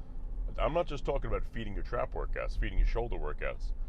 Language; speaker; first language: English; native; English